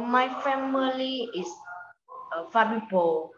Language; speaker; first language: English; non-native, learner; Vietnamese